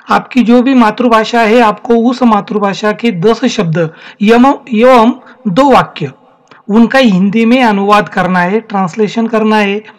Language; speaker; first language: Hindi; non-native, local second language; Marathi